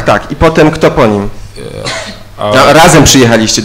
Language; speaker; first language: Polish; native; Polish